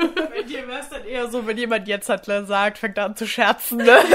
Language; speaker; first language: German; native; German